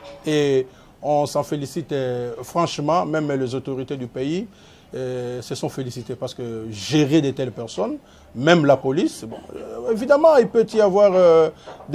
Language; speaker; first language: French; non-native, local second language; Lingala